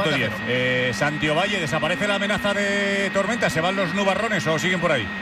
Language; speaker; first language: Spanish; native; Spanish